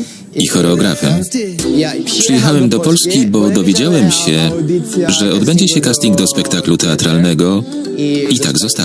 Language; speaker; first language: Polish; non-native, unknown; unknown